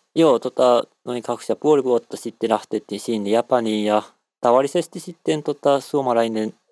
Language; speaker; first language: Finnish; non-native, learner; Japanese